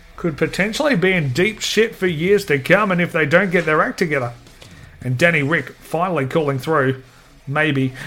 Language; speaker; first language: English; native; English